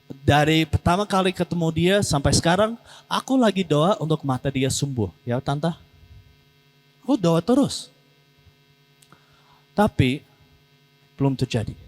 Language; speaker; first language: Indonesian; non-native, learner; English